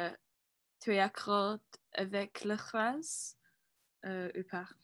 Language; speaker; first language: French; non-native, learner; English